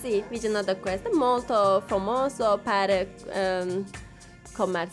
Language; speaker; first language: Italian; non-native, learner; Turkish